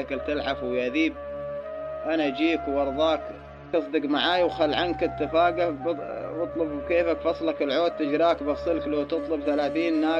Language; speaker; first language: Arabic; native; Arabic